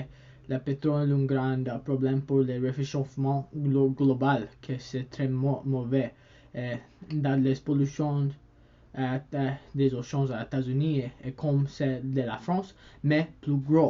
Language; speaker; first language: French; non-native, learner; English